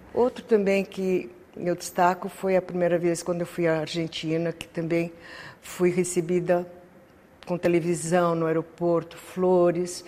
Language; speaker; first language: Portuguese; native; Portuguese